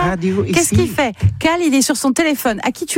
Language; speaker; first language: French; native; French